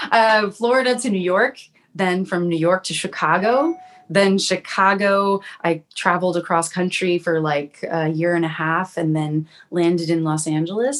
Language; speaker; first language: English; native; English